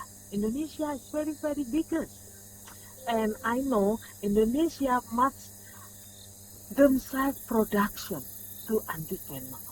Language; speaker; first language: English; non-native, learner; Indonesian